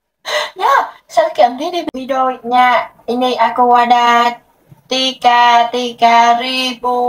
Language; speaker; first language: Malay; non-native, learner; Vietnamese